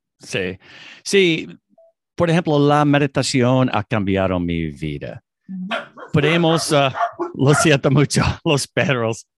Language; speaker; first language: Spanish; non-native, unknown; English